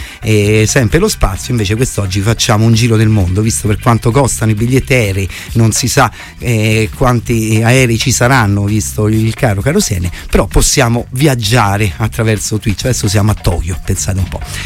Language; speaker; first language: Italian; native; Italian